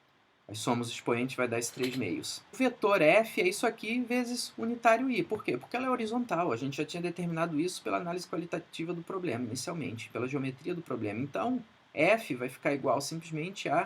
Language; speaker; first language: Portuguese; native; Portuguese